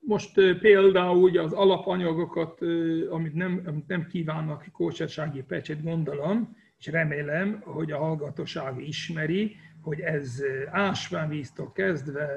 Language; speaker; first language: Hungarian; non-native, fluent; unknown